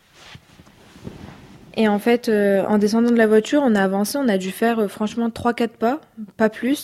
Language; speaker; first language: French; native; French